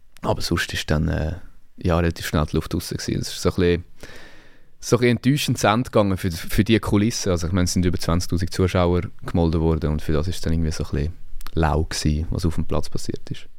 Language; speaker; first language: German; native; German